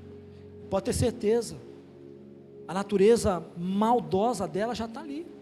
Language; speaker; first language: Portuguese; native; Portuguese